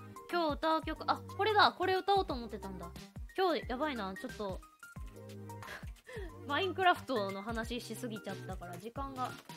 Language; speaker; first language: Japanese; native; Japanese